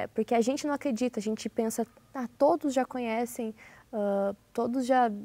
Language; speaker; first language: Portuguese; native; Portuguese